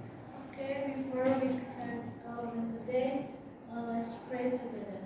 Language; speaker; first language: English; non-native, learner; Indonesian